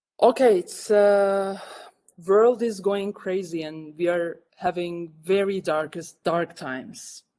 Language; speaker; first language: English; non-native, fluent; Turkish